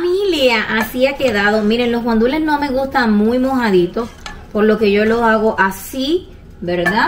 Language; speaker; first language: Spanish; native; Spanish